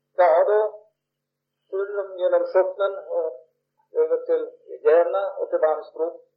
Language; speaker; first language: Swedish; early bilingual, heritage; Swedish